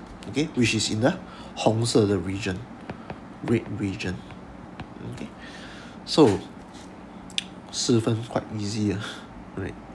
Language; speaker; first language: English; non-native, local second language; Chinese